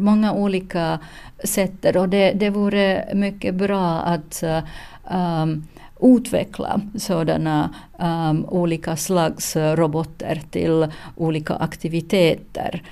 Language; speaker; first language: Swedish; non-native, learner; Finnish